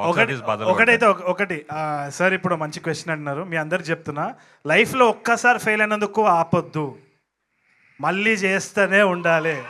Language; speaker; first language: Telugu; native; Telugu